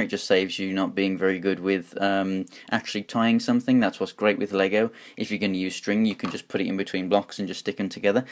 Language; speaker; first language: English; native; English